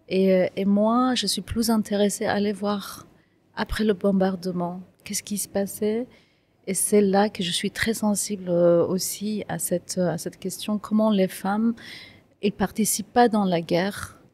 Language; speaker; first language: French; non-native, fluent; Kurdish